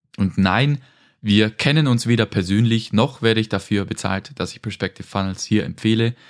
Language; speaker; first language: German; native; German